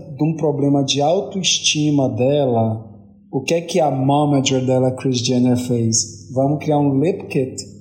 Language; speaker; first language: Portuguese; native; Portuguese